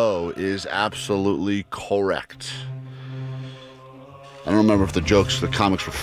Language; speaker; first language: English; native; English